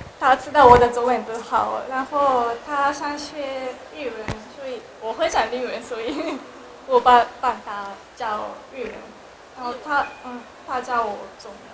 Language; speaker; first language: Chinese; non-native, learner; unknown